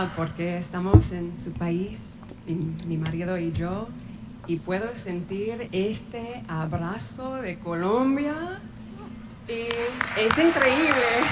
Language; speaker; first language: Spanish; non-native, fluent; English